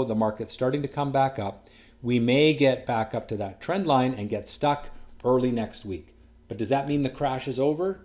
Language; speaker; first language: English; native; English